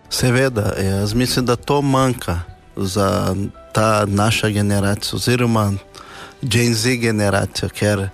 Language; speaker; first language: Slovenian; non-native, fluent; Portuguese